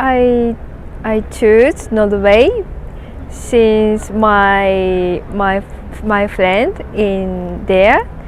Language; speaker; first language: English; non-native, learner; Japanese